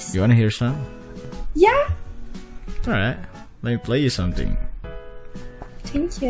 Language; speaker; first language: English; non-native, fluent; Indonesian